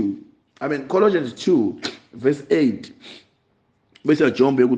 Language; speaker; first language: English; non-native, local second language; Zulu